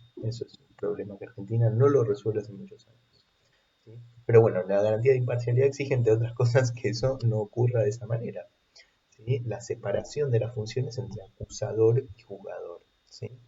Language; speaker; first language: Spanish; native; Spanish